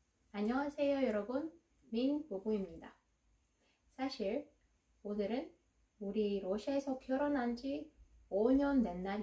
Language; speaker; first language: Korean; non-native, fluent; Russian